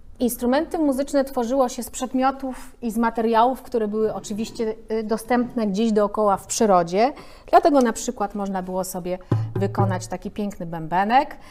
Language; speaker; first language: Polish; native; Polish